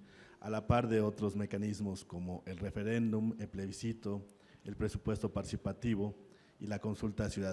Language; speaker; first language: Spanish; native; Spanish